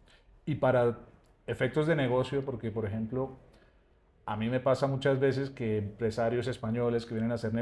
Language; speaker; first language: Spanish; native; Spanish